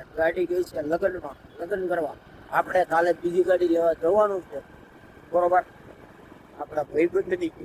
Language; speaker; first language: Gujarati; native; Gujarati